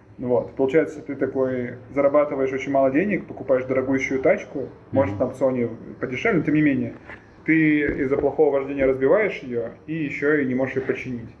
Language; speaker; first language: Russian; native; Russian